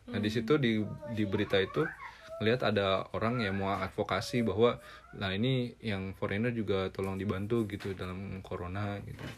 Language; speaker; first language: Indonesian; native; Indonesian